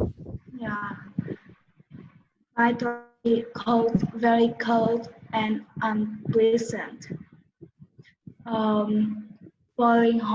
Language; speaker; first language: English; non-native, learner; Vietnamese